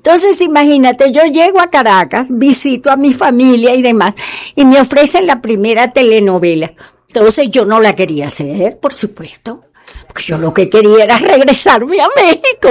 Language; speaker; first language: Spanish; native; Spanish